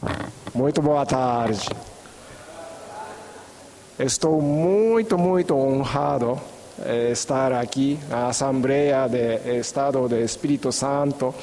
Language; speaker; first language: Portuguese; non-native, fluent; Japanese